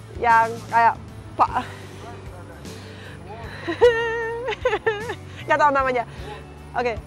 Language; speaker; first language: Indonesian; non-native, fluent; Russian